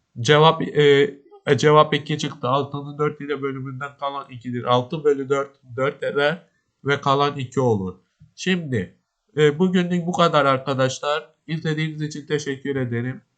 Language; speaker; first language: Turkish; native; Turkish